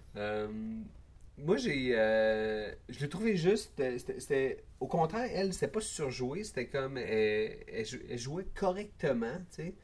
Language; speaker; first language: French; native; French